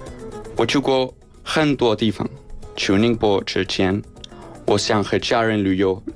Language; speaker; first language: Chinese; non-native, fluent; Spanish